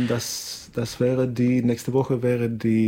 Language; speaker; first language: German; non-native, fluent; Spanish